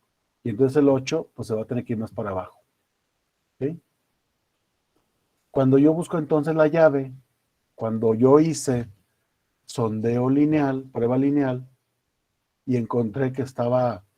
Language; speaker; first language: Spanish; native; Spanish